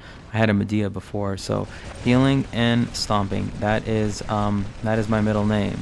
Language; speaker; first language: English; native; English